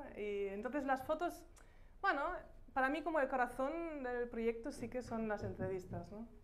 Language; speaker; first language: Spanish; non-native, fluent; German